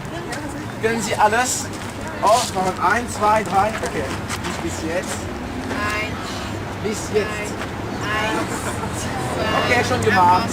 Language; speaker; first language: German; non-native, learner; French